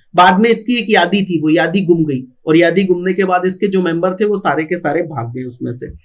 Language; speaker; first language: Hindi; non-native, local second language; Marathi